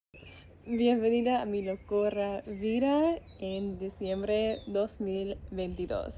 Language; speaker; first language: Spanish; non-native, learner; English